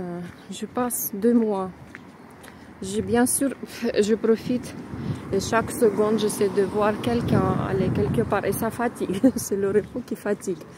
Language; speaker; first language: French; non-native, fluent; Russian